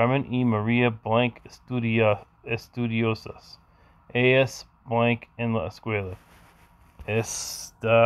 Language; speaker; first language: Spanish; non-native, learner; English